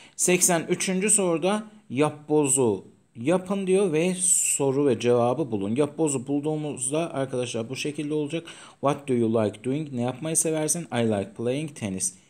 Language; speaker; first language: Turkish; non-native, fluent; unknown